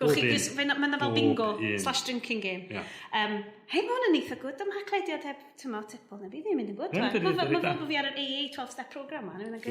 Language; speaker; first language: Welsh; native; Welsh